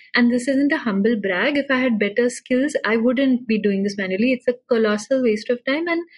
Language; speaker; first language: English; non-native, local second language; Marathi